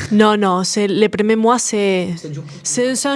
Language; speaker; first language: French; non-native, learner; Spanish